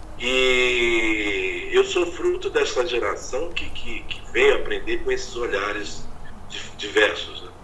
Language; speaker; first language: Portuguese; native; Portuguese